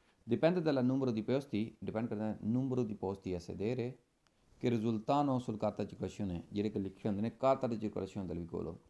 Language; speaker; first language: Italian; non-native, learner; Punjabi